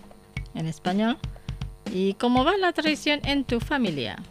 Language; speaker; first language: Spanish; non-native, fluent; Indonesian